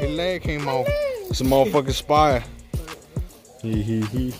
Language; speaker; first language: English; early bilingual, other home language; Spanish